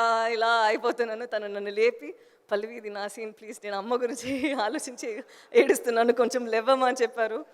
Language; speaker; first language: Telugu; non-native, fluent; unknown